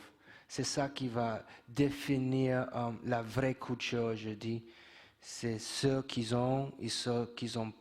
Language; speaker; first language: French; non-native, fluent; English